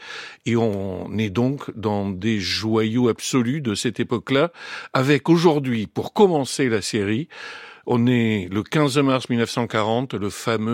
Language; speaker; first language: French; native; French